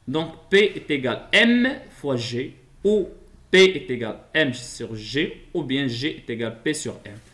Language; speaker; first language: French; non-native, local second language; Arabic